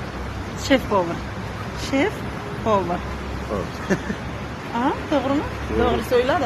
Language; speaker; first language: Turkish; non-native, learner; Uzbek